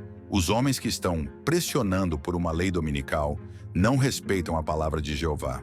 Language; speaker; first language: Portuguese; native; Portuguese